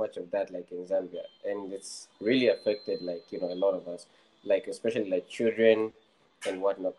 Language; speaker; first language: English; non-native, local second language; Nyanja